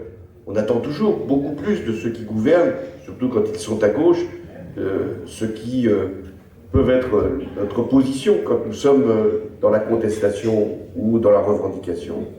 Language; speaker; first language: French; native; French